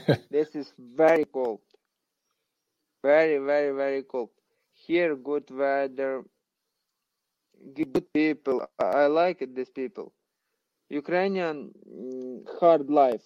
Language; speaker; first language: English; non-native, learner; Ukrainian